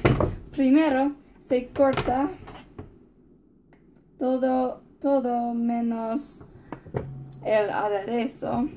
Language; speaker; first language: Spanish; non-native, learner; English